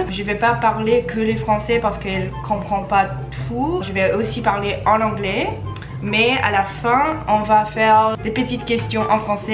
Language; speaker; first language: French; non-native, fluent; English